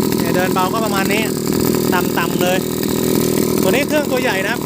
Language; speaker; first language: Thai; native; Thai